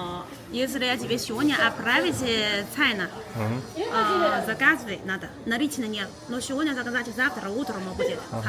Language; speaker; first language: Russian; non-native, learner; Chinese